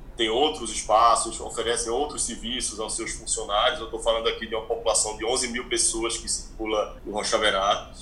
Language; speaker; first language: Portuguese; native; Portuguese